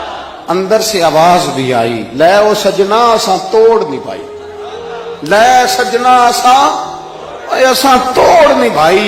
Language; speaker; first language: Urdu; non-native, local second language; Punjabi